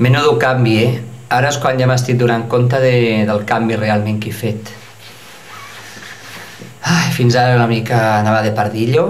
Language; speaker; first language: Catalan; non-native, local second language; Spanish